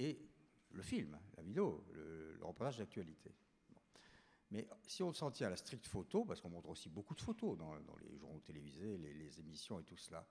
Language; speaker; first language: French; native; French